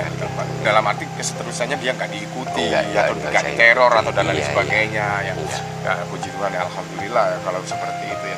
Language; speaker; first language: Indonesian; native; Indonesian